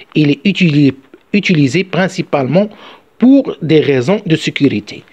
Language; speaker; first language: French; non-native, local second language; Arabic